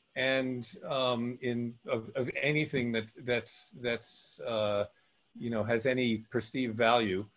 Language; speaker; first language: English; native; English